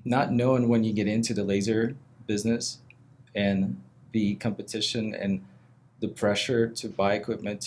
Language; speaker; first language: English; non-native, fluent; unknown